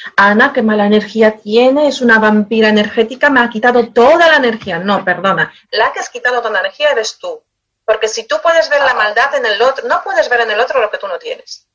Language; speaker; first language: Spanish; non-native, fluent; Polish